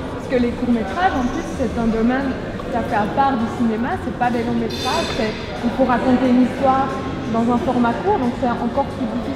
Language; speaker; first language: French; native; French